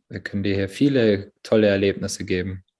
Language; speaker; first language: German; native; German